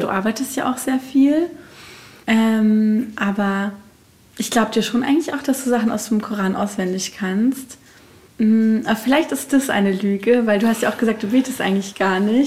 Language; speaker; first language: German; native; German